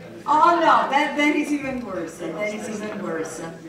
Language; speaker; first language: English; non-native, fluent; Italian